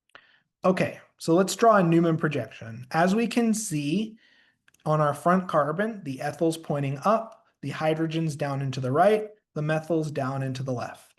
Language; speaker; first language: English; native; English